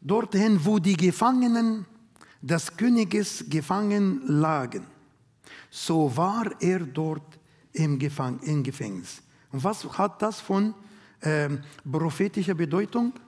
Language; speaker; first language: German; non-native, learner; Arabic